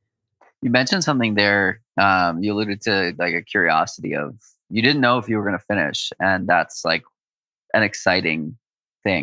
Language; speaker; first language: English; native; English